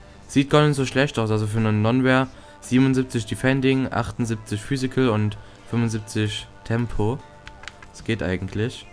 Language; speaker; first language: German; native; German